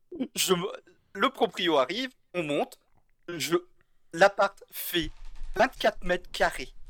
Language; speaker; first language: French; native; French